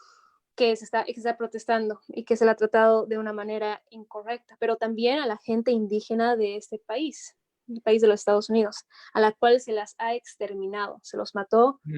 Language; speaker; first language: Spanish; native; Spanish